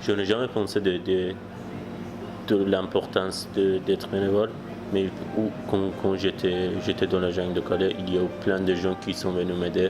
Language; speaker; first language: French; non-native, fluent; Persian